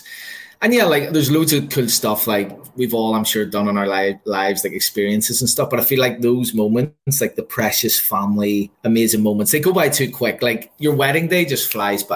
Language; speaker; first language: English; native; English